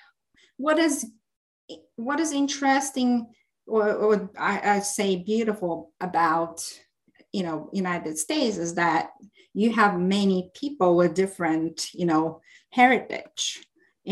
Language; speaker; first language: English; non-native, fluent; Bulgarian